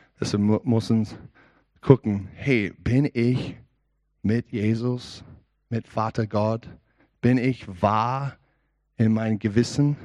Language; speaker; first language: German; non-native, learner; English